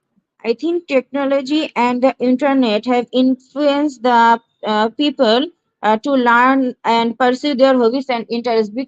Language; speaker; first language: English; non-native, learner; Bangla